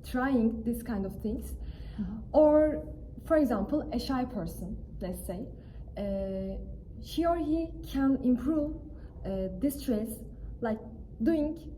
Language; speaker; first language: English; non-native, fluent; Turkish